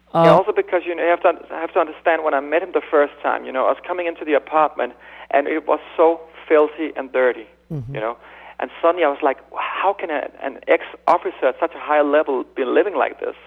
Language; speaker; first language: English; non-native, fluent; Danish